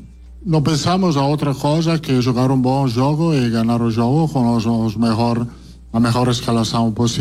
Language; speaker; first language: Portuguese; non-native, fluent; Italian